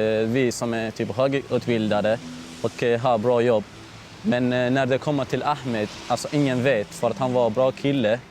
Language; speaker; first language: Swedish; non-native, fluent; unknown